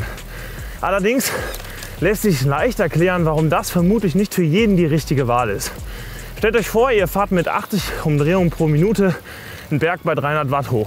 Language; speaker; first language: German; native; German